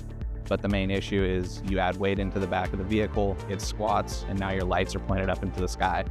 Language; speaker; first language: English; native; English